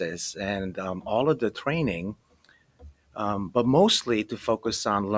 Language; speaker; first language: English; early bilingual, other home language; Romanian